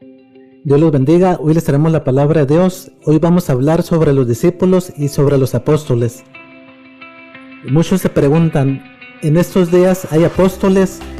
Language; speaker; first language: Spanish; native; Spanish